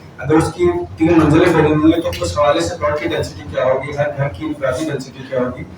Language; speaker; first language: Urdu; native; Urdu